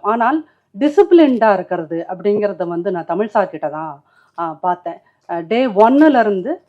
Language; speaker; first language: Tamil; native; Tamil